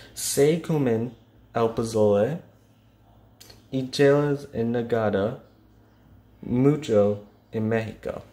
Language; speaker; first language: Spanish; non-native, learner; English